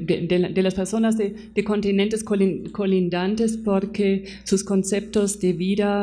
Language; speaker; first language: Spanish; non-native, fluent; German